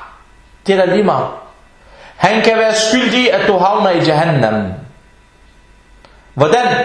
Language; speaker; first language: Danish; early bilingual, other home language; Arabic